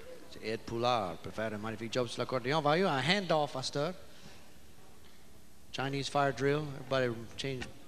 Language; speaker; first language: French; early bilingual, heritage; French